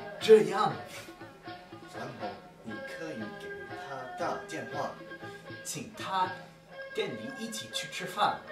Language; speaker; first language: Chinese; non-native, learner; English